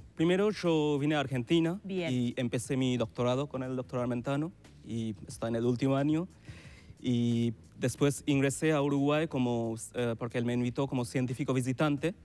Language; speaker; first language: Spanish; non-native, fluent; Bangla